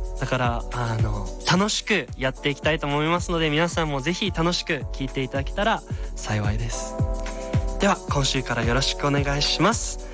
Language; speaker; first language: Japanese; early bilingual, other home language; German